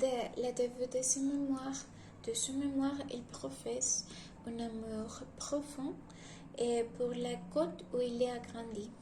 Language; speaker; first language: French; non-native, learner; Spanish